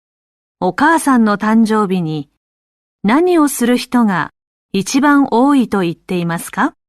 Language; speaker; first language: Japanese; non-native, learner; Indonesian